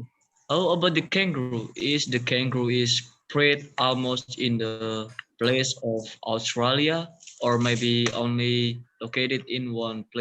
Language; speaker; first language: English; non-native, learner; Indonesian